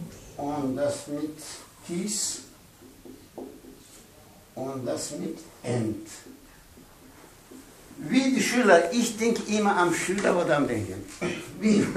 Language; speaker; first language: German; non-native, fluent; Pashto